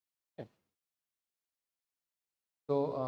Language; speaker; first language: English; non-native, local second language; Odia